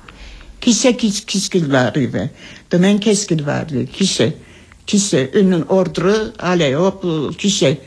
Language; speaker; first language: French; early bilingual, other home language; Armenian